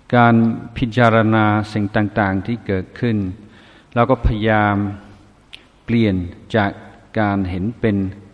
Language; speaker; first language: Thai; non-native, fluent; English